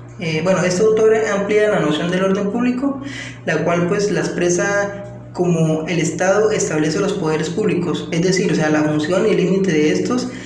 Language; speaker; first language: Spanish; native; Spanish